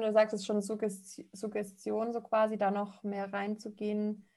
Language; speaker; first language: German; native; German